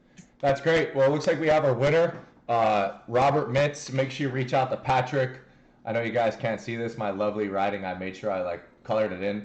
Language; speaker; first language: English; native; English